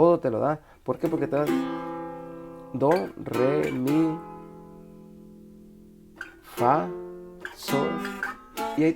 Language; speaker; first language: Spanish; native; Spanish